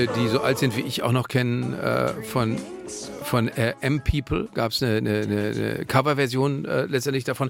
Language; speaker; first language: German; native; German